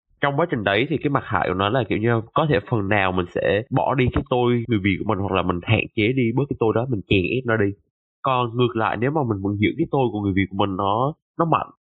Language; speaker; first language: Vietnamese; native; Vietnamese